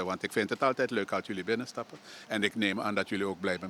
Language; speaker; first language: Dutch; native; Dutch